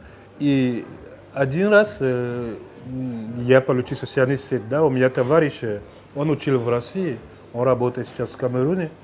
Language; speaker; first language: Russian; non-native, fluent; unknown